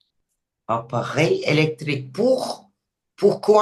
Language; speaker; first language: French; non-native, learner; Turkish